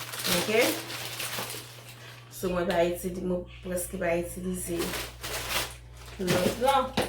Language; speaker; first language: French; non-native, learner; Haitian Creole